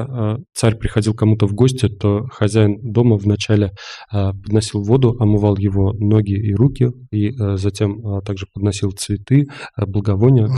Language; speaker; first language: Russian; native; Russian